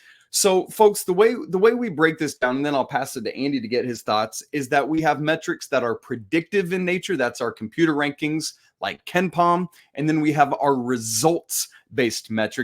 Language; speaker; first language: English; native; English